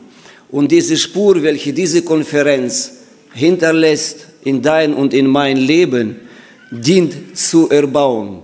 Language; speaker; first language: German; non-native, fluent; Russian